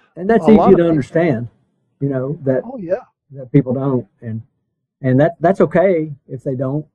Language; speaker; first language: English; native; English